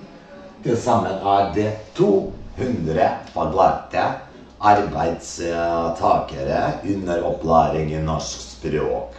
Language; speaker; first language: Norwegian; non-native, fluent; Serbian